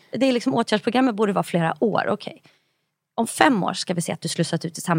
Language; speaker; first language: Swedish; native; Swedish